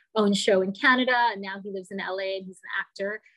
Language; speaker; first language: English; native; English